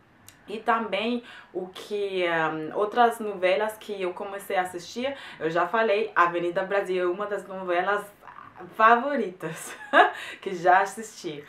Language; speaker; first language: Portuguese; non-native, fluent; German